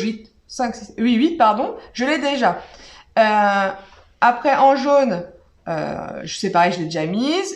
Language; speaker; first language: French; native; French